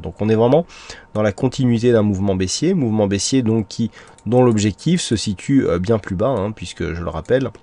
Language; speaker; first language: French; native; French